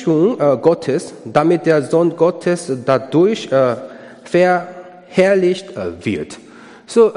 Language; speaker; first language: German; non-native, learner; Korean